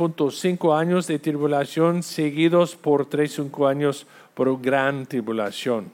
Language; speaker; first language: Spanish; non-native, fluent; English